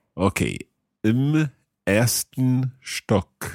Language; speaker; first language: German; non-native, learner; English